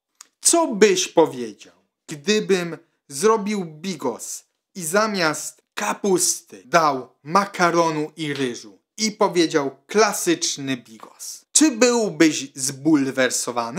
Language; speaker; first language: Polish; non-native, fluent; Italian